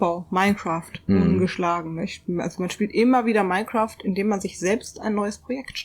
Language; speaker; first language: German; native; German